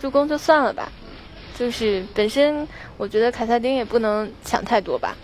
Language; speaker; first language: Chinese; native; Chinese